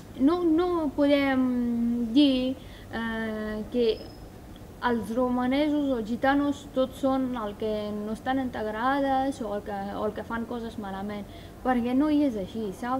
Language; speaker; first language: Catalan; non-native, learner; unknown